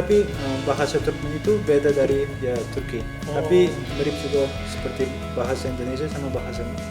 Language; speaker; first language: Indonesian; non-native, fluent; Turkmen